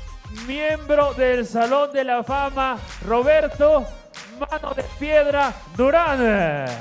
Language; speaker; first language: Spanish; native; Spanish